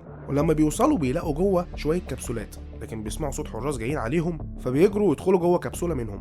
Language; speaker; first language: Arabic; native; Arabic